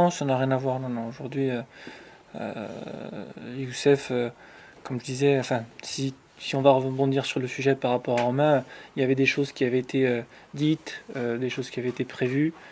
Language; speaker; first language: French; native; French